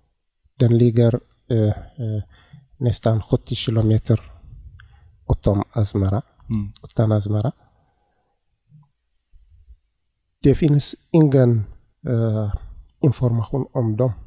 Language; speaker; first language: Swedish; non-native, learner; Tigrinya